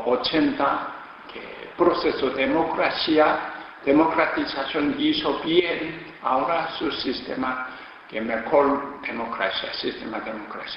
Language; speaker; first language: Spanish; non-native, learner; Korean